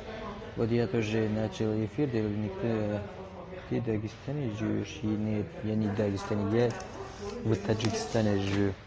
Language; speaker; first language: Russian; non-native, learner; Tajik